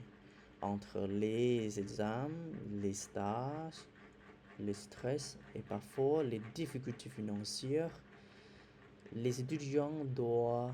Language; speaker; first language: French; non-native, fluent; Khmer